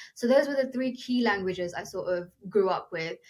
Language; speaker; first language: English; non-native, local second language; Telugu